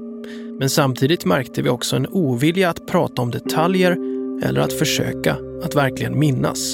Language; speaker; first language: Swedish; native; Swedish